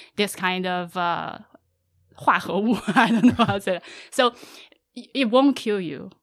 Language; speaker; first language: English; non-native, fluent; Chinese